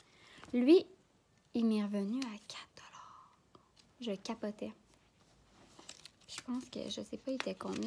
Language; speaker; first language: French; native; French